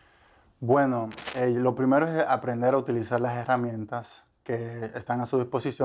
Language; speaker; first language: Spanish; native; Spanish